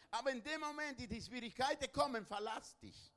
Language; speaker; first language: German; non-native, learner; Spanish